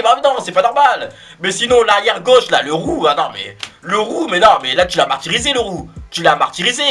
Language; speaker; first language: French; native; French